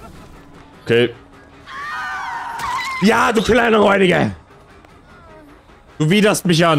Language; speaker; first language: German; native; German